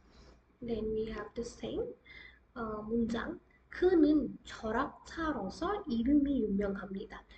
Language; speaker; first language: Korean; non-native, fluent; Hindi